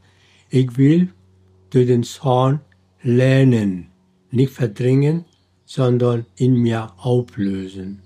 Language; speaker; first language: German; non-native, fluent; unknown